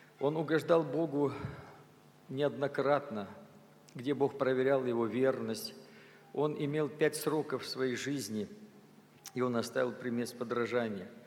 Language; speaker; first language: Russian; native; Russian